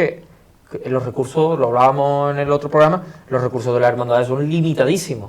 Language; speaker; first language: Spanish; native; Spanish